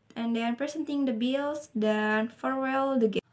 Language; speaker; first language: English; non-native, learner; Indonesian